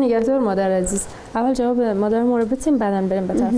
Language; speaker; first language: Persian; native; Persian